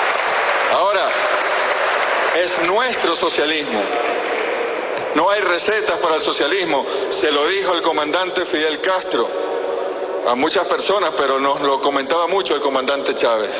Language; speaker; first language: Spanish; native; Spanish